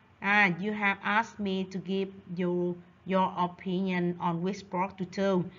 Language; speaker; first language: English; non-native, fluent; Vietnamese